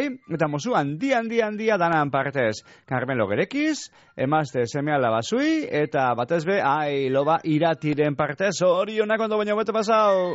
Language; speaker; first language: Basque; native; Basque